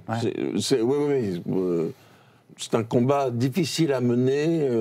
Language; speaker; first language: French; native; French